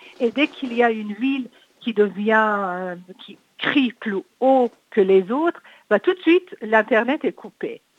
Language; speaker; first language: French; non-native, fluent; Persian